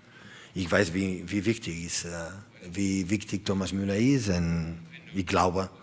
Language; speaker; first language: German; non-native, learner; Catalan